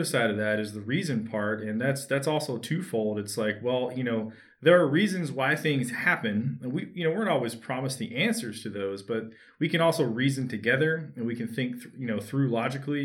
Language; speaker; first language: English; native; English